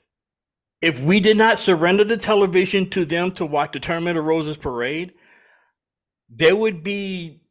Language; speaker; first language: English; native; English